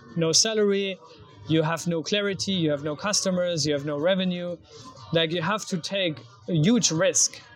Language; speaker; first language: English; non-native, fluent; German